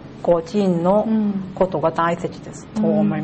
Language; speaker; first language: Japanese; non-native, learner; Cantonese